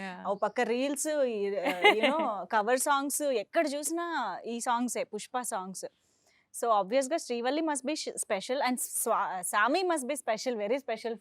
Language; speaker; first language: Telugu; native; Telugu